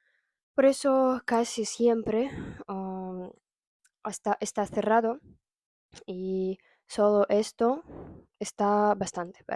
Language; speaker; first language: Spanish; non-native, fluent; Russian